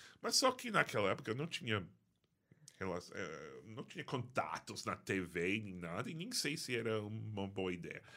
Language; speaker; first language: Portuguese; non-native, fluent; English